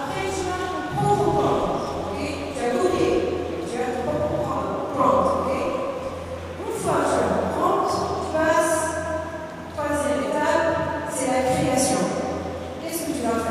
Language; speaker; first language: French; non-native, local second language; Arabic